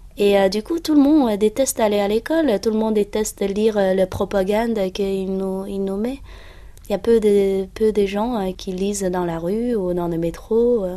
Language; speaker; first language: French; non-native, fluent; Uyghur